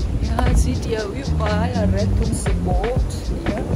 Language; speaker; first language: German; non-native, fluent; Korean